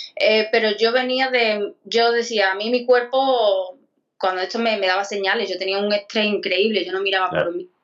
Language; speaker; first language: Spanish; native; Spanish